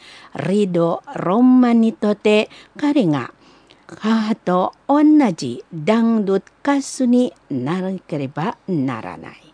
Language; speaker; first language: Japanese; non-native, learner; Indonesian